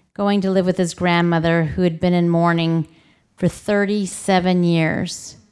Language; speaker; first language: English; early bilingual, other home language; Spanish